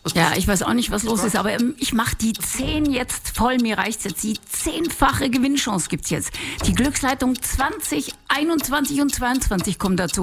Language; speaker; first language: German; native; German